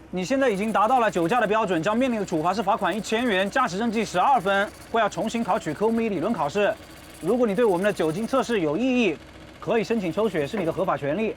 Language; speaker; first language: Chinese; native; Chinese